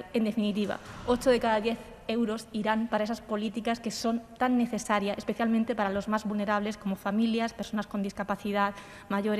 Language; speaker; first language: Spanish; native; Spanish